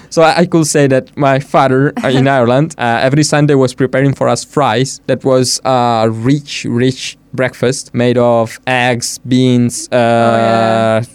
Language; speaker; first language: English; non-native, fluent; Italian